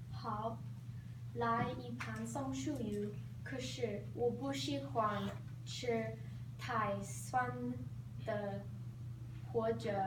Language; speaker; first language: Chinese; non-native, learner; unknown